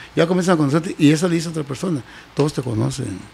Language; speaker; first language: Spanish; native; Spanish